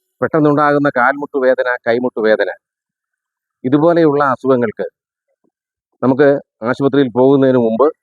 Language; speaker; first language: Malayalam; native; Malayalam